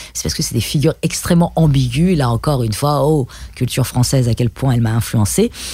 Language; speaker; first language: French; early bilingual, other home language; Persian